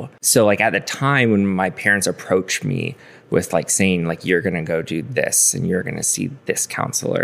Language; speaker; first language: English; native; English